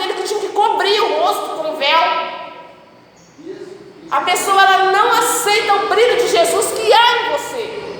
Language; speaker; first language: Portuguese; native; Portuguese